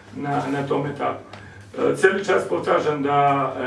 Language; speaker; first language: Polish; non-native, learner; Serbian